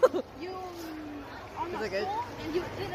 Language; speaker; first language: English; non-native, learner; Vietnamese